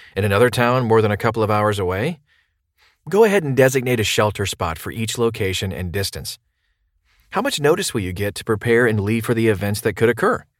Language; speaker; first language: English; native; English